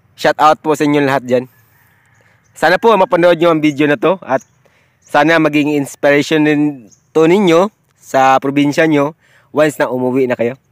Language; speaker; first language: Filipino; non-native, local second language; Cebuano